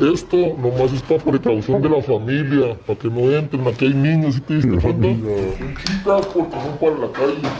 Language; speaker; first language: Spanish; native; Spanish